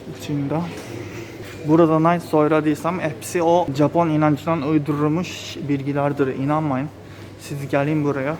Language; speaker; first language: Turkish; non-native, fluent; Japanese